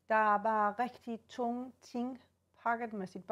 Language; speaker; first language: Danish; non-native, fluent; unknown